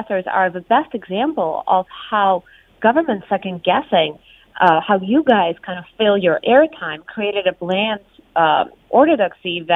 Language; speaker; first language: English; non-native, fluent; Russian